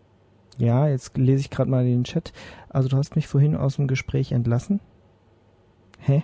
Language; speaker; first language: German; native; German